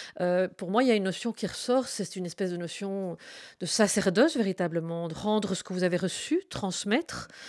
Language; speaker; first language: French; native; French